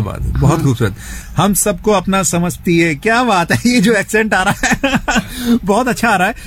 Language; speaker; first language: Hindi; native; Hindi